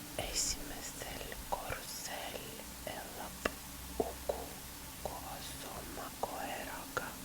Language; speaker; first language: Estonian; non-native, learner; Russian